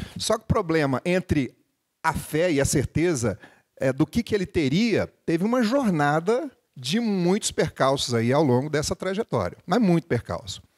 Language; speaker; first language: Portuguese; native; Portuguese